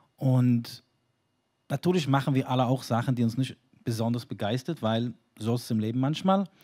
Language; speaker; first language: German; non-native, fluent; Hebrew